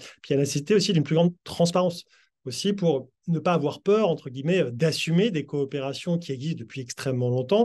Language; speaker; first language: French; native; French